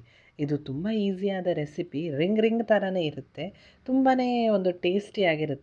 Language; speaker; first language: Kannada; native; Kannada